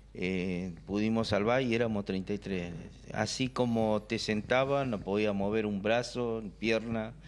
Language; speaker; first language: Spanish; native; Spanish